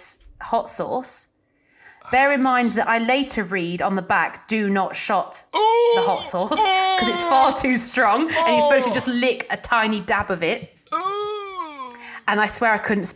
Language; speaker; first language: English; native; English